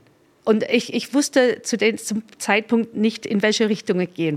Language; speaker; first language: German; non-native, fluent; English